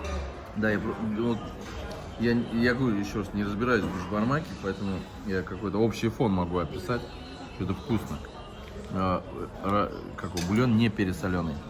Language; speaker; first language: Russian; native; Russian